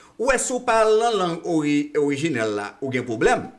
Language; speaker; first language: French; non-native, local second language; Haitian Creole